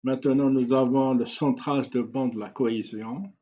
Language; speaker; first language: French; non-native, local second language; Arabic